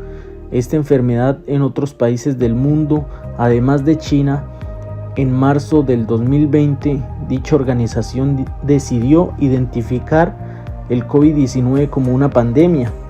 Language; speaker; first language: Spanish; native; Spanish